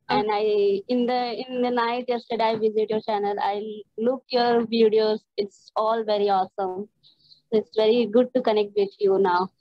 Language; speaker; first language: English; non-native, learner; Hindi